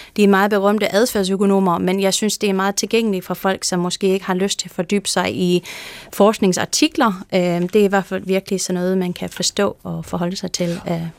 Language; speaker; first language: Danish; non-native, fluent; English